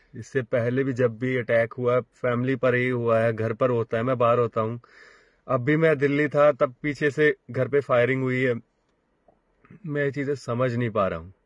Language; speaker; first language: Hindi; native; Hindi